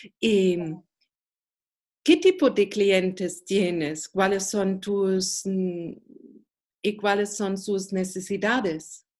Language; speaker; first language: Spanish; non-native, learner; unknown